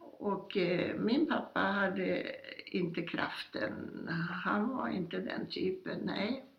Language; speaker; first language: Swedish; early bilingual, other home language; Polish